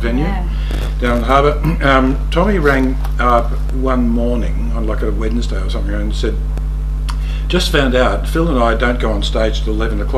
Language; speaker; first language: English; native; English